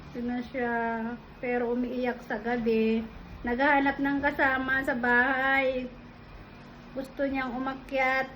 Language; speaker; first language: Filipino; non-native, local second language; Iloko